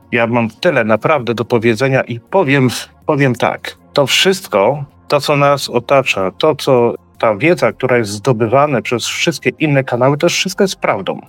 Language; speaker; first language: Polish; early bilingual, heritage; Polish